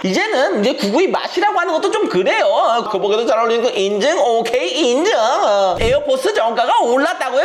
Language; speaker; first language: Korean; native; Korean